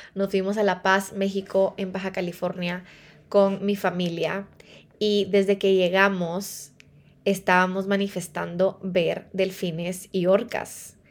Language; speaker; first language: Spanish; early bilingual, heritage; Spanish